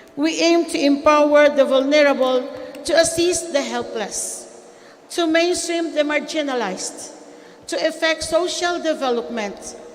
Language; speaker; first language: English; non-native, local second language; Filipino